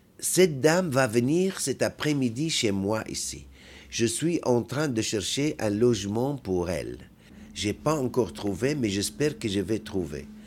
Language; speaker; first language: French; non-native, fluent; Arabic